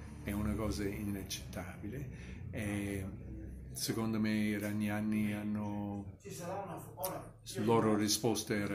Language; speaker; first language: Italian; non-native, fluent; English